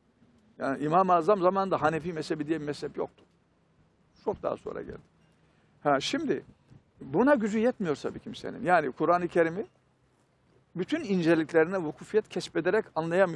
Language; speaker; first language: Turkish; native; Turkish